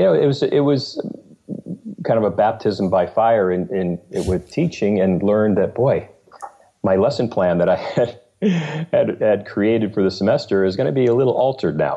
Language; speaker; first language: English; native; English